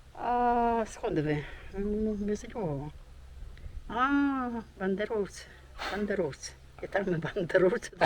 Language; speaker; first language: Polish; early bilingual, heritage; Polish